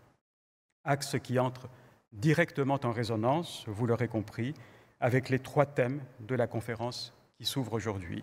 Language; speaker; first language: French; native; French